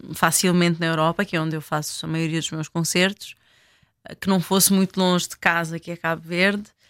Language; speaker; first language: Portuguese; non-native, local second language; Kabuverdianu